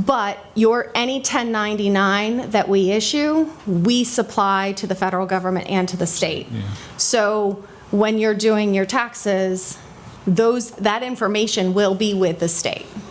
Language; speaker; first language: English; native; English